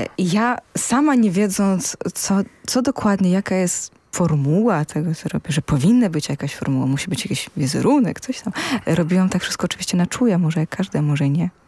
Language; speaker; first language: Polish; non-native, fluent; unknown